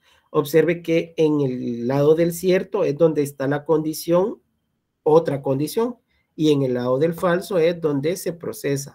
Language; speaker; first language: Spanish; native; Spanish